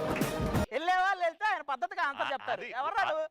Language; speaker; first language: Telugu; native; Telugu